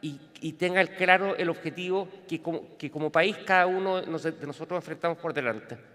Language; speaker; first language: Spanish; native; Spanish